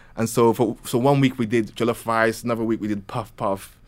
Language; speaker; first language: English; native; English